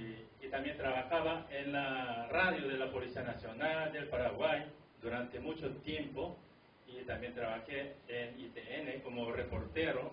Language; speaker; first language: Spanish; non-native, fluent; Korean